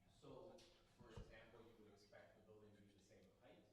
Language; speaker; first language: English; native; English